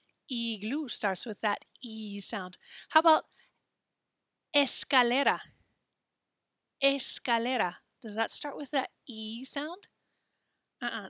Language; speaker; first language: English; native; English